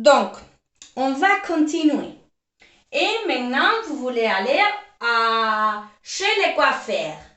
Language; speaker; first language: French; non-native, fluent; Spanish